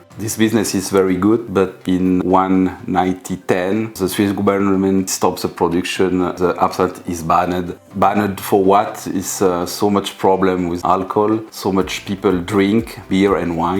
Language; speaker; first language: English; non-native, learner; French